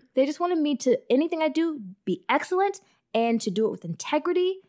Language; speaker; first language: English; early bilingual, other home language; Yoruba